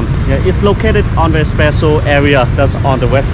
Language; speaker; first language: English; non-native, fluent; Vietnamese